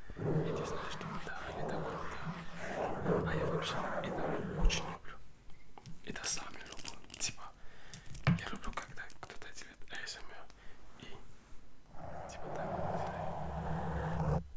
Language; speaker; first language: Russian; non-native, learner; French